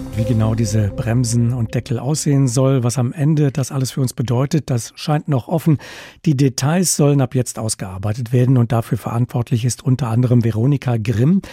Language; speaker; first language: German; native; German